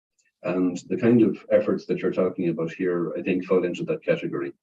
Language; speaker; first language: English; non-native, fluent; Irish